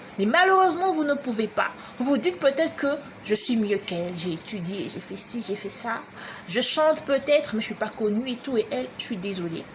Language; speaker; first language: French; non-native, local second language; Lingala